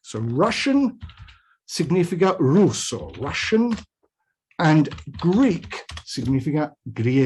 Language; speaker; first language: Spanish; non-native, fluent; English